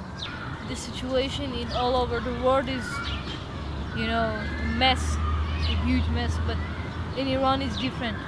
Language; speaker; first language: English; non-native, fluent; Persian